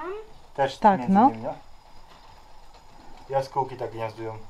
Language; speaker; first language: Polish; native; Polish